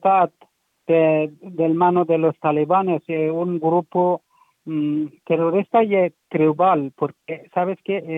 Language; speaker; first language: Spanish; non-native, learner; Persian